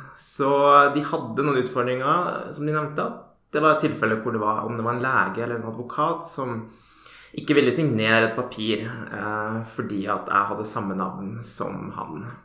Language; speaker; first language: Norwegian; native; Norwegian